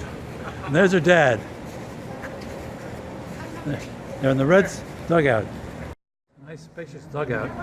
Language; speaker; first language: English; native; English